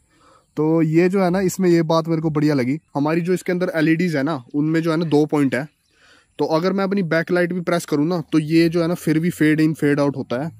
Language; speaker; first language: Hindi; native; Hindi